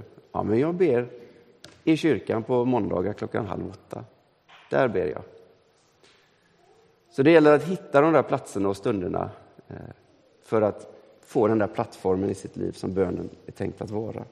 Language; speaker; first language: Swedish; native; Swedish